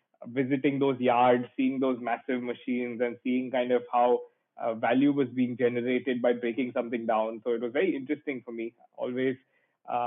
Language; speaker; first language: English; non-native, local second language; Gujarati